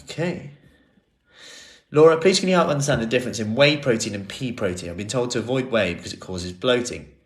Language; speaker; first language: English; native; English